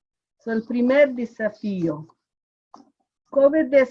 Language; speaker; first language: Spanish; non-native, fluent; English